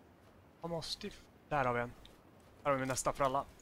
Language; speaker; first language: Swedish; native; Swedish